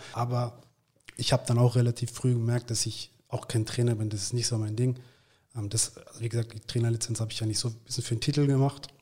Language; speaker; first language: German; early bilingual, other home language; Turkish